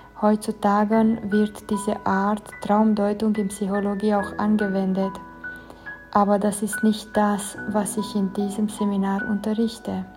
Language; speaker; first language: German; non-native, fluent; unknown